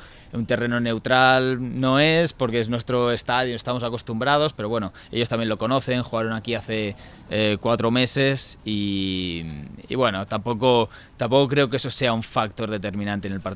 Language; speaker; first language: Spanish; native; Spanish